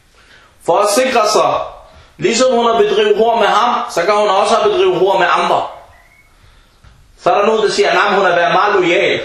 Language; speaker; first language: Danish; early bilingual, other home language; Arabic